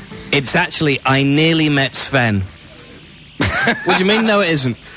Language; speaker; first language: English; native; English